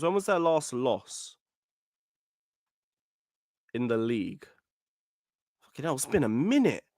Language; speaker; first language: English; native; English